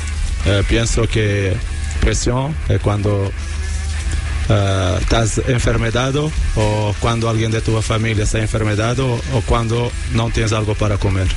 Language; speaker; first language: Spanish; non-native, learner; Kabuverdianu